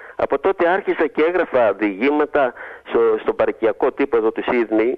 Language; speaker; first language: Greek; native; Greek